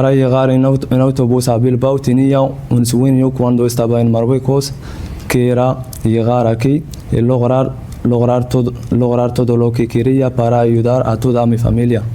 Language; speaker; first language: Spanish; non-native, learner; Central Atlas Tamazight